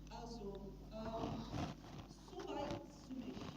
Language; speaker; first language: German; non-native, learner; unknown